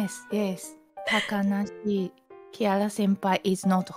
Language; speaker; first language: English; non-native, learner; Japanese